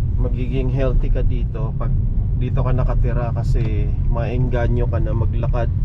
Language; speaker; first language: Filipino; native; Filipino